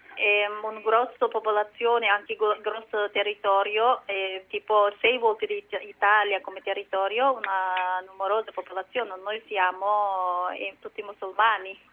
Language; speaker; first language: Italian; non-native, learner; Chinese